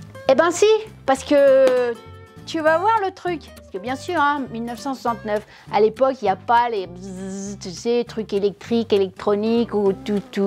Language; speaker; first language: French; native; French